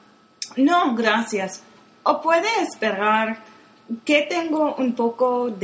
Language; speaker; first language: Spanish; non-native, learner; English